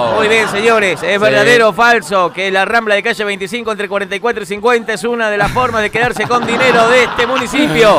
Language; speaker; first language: Spanish; native; Spanish